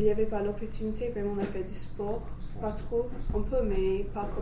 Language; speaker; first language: French; non-native, learner; English